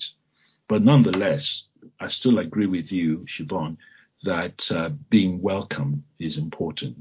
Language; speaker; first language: English; non-native, local second language; Yoruba